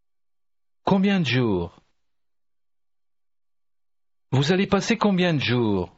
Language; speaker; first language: French; non-native, learner; English